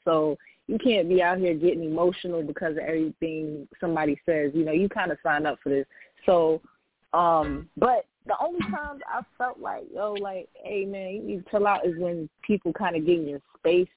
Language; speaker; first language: English; native; English